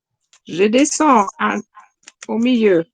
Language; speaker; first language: French; non-native, fluent; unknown